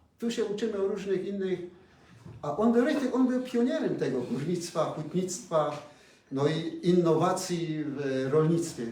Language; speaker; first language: Polish; native; Polish